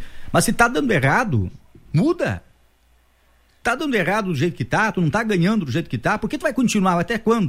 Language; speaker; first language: Portuguese; native; Portuguese